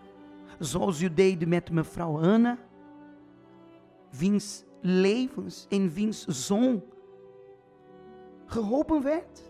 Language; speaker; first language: Dutch; non-native, fluent; Portuguese